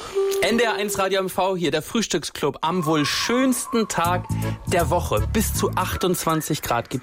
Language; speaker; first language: German; native; German